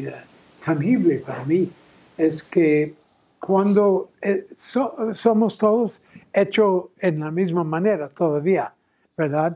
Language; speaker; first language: Spanish; non-native, fluent; English